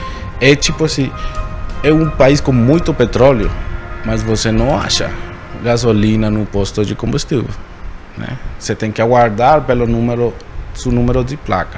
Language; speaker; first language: Portuguese; non-native, fluent; Spanish